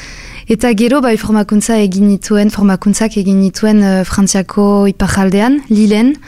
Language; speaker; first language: Basque; non-native, local second language; French